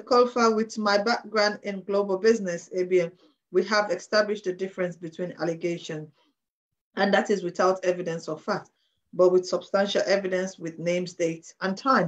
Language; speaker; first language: English; non-native, local second language; Krio